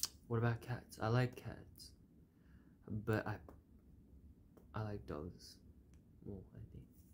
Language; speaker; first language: English; early bilingual, other home language; Korean